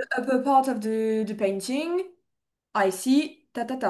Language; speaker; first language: English; non-native, fluent; French